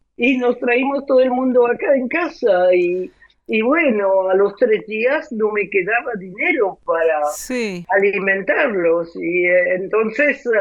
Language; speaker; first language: Spanish; non-native, fluent; French